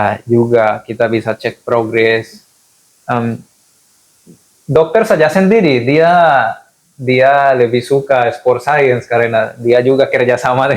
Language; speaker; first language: Indonesian; non-native, fluent; Spanish